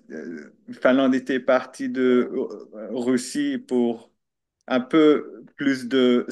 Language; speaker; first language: French; non-native, learner; Finnish